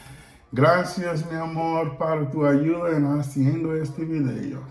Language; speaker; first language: Spanish; non-native, learner; English